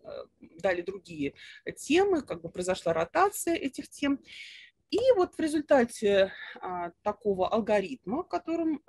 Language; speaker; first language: Russian; native; Russian